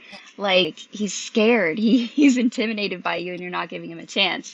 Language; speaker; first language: English; native; English